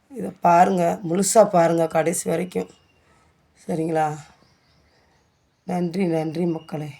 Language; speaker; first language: Tamil; native; Tamil